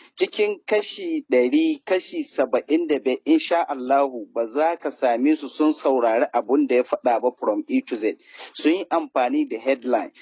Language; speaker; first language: Hausa; native; Hausa